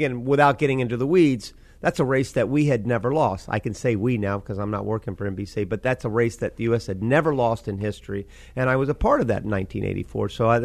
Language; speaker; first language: English; native; English